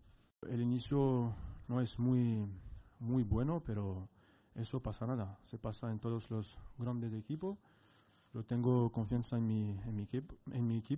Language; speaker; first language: Spanish; non-native, fluent; French